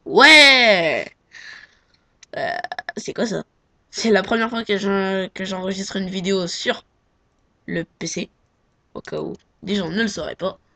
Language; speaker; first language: French; native; French